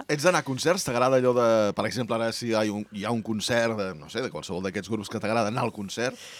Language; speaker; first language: Catalan; native; Catalan